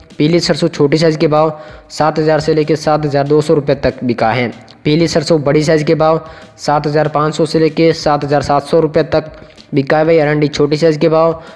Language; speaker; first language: Hindi; native; Hindi